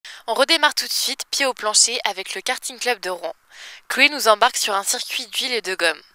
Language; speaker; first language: French; native; French